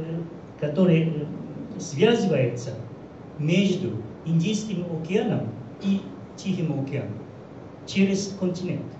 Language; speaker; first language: Russian; non-native, fluent; Japanese